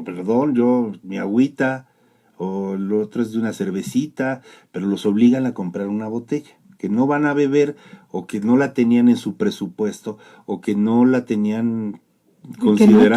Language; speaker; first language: Spanish; native; Spanish